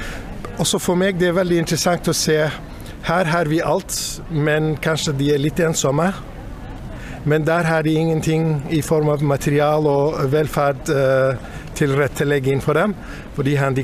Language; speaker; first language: Norwegian; non-native, fluent; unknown